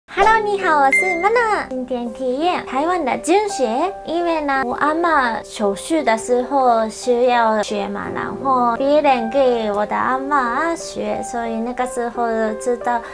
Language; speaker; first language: Chinese; non-native, learner; Japanese